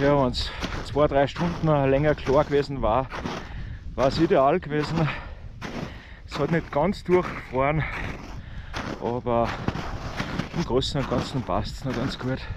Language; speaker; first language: German; native; German